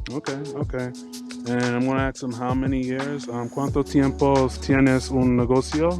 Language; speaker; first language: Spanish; non-native, learner; English